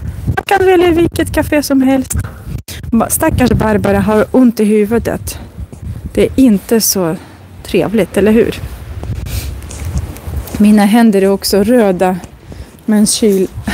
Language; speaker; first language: Swedish; non-native, fluent; Russian